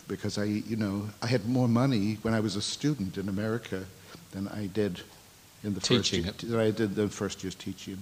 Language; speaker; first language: English; native; English